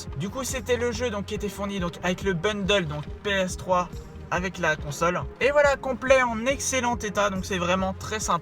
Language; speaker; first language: French; native; French